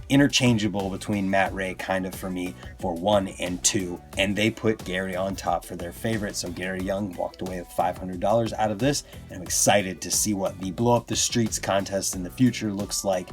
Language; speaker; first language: English; native; English